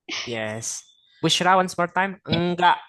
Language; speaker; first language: English; non-native, fluent; Indonesian